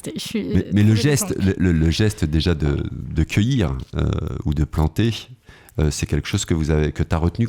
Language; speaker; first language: French; native; French